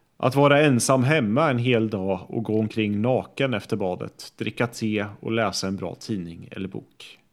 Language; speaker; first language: Swedish; native; Swedish